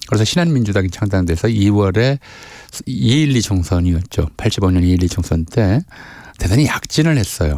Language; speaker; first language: Korean; native; Korean